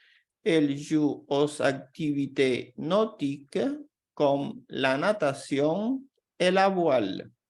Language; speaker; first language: French; non-native, fluent; Portuguese